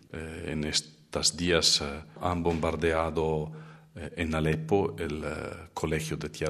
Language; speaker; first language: Spanish; non-native, fluent; Italian